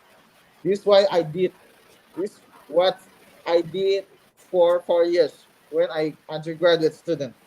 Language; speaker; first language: English; non-native, learner; Indonesian